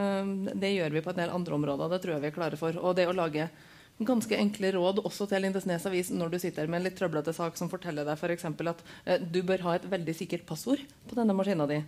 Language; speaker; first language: Norwegian; native; Norwegian